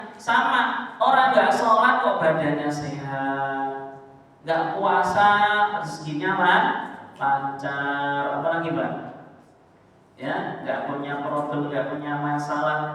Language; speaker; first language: Indonesian; native; Indonesian